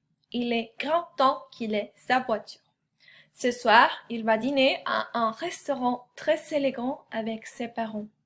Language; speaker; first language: French; non-native, fluent; Spanish